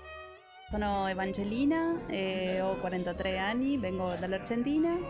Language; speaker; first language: Italian; non-native, fluent; Spanish